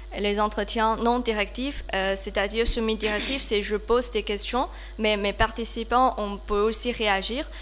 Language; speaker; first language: French; non-native, fluent; Chinese